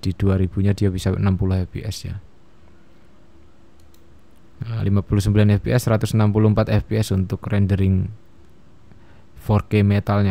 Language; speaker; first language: Indonesian; native; Indonesian